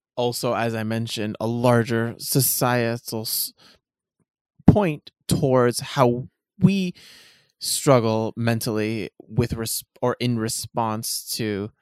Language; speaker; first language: English; native; English